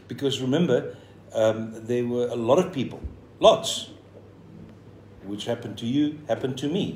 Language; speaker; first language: English; non-native, local second language; Afrikaans